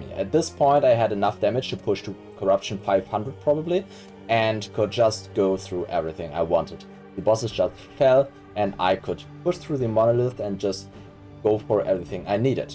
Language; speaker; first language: English; non-native, fluent; German